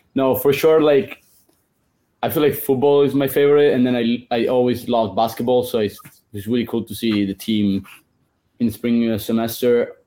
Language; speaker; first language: English; non-native, fluent; Italian